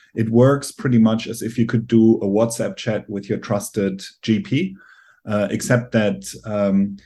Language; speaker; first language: English; non-native, fluent; German